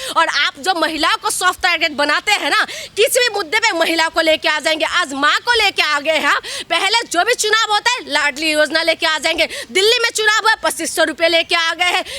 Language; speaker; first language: Hindi; non-native, local second language; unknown